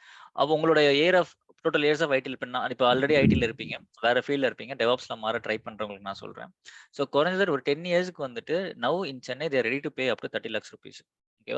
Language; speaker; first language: Tamil; native; Tamil